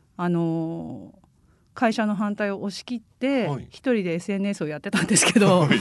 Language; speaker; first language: Japanese; native; Japanese